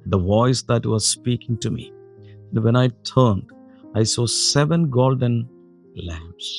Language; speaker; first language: English; non-native, local second language; Malayalam